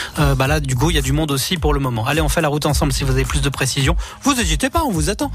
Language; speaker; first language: French; native; French